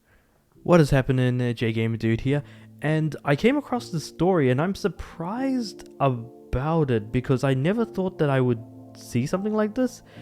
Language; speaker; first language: English; native; English